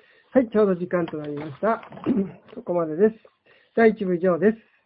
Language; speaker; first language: Japanese; native; Japanese